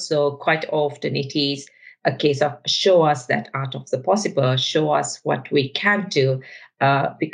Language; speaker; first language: English; non-native, local second language; Sinhala